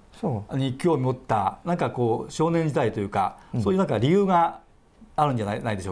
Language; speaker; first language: Japanese; native; Japanese